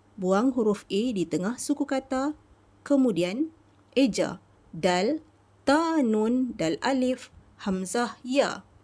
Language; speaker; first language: Malay; native; Malay